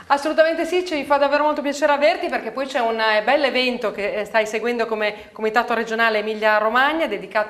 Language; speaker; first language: Italian; native; Italian